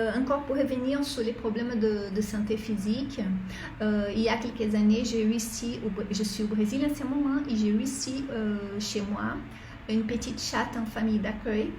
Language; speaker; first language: French; non-native, fluent; Portuguese